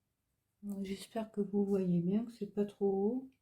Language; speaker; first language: French; native; French